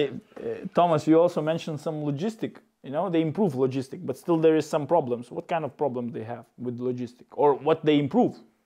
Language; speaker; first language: English; non-native, learner; Lithuanian